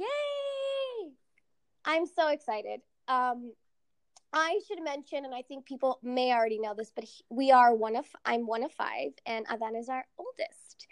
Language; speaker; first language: English; early bilingual, other home language; Spanish